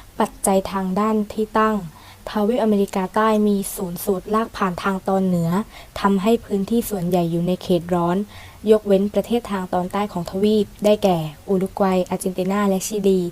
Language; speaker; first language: Thai; native; Thai